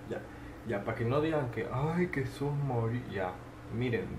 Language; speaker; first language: Spanish; native; Spanish